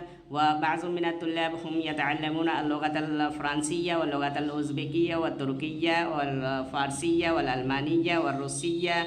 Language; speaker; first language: Arabic; non-native, fluent; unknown